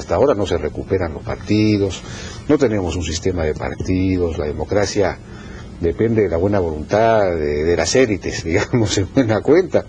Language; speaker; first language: Spanish; native; Spanish